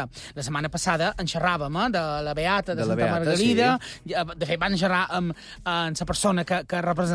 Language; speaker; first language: Catalan; native; Catalan